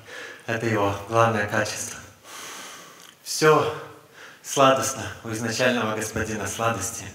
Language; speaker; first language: Russian; native; Russian